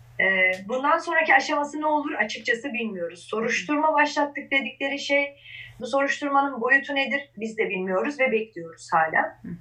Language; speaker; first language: Turkish; non-native, local second language; Kurdish